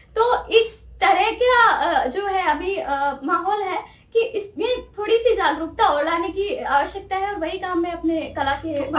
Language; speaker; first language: Hindi; native; Hindi